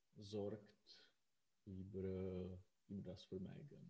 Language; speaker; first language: German; non-native, learner; Czech